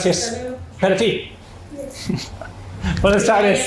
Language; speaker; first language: Spanish; non-native, learner; English